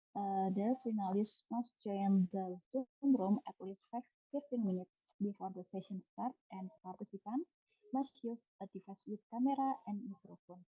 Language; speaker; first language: English; non-native, fluent; Indonesian